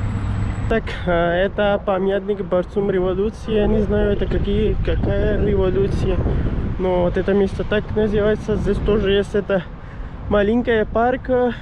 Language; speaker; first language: Russian; non-native, learner; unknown